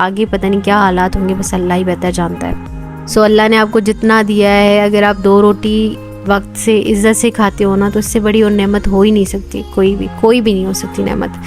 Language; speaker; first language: Urdu; native; Urdu